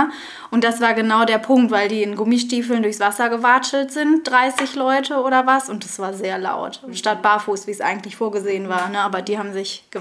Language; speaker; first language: German; native; German